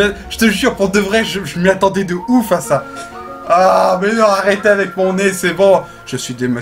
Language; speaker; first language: French; native; French